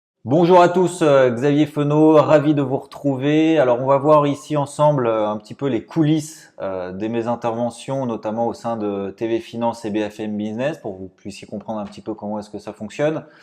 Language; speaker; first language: French; native; French